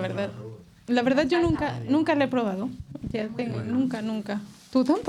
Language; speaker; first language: Spanish; native; Spanish